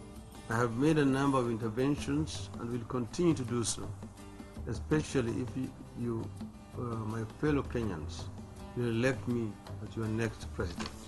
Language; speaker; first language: English; non-native, local second language; Luo (Kenya and Tanzania)